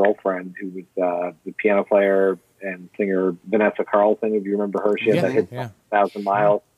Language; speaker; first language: English; native; English